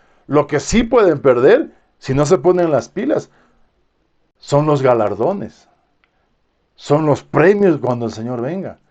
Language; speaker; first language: Spanish; native; Spanish